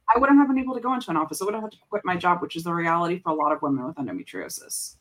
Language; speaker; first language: English; early bilingual, other home language; Spanish